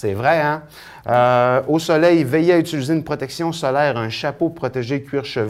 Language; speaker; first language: French; native; French